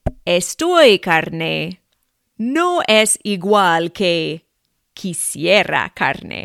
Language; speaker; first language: Spanish; non-native, fluent; English